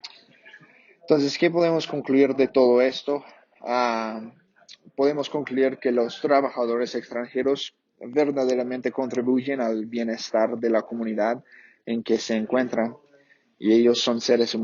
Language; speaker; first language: Spanish; non-native, fluent; English